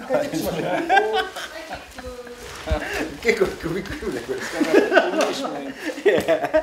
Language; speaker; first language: Japanese; native; Japanese